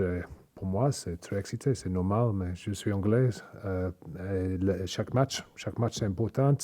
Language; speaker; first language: French; non-native, learner; English